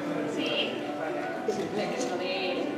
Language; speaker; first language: Spanish; native; Spanish